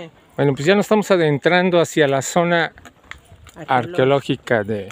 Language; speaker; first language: Spanish; native; Spanish